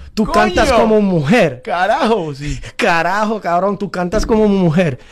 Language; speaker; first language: Spanish; early bilingual, heritage; Spanish